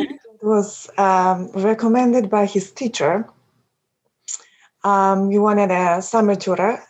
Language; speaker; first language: English; non-native, fluent; Polish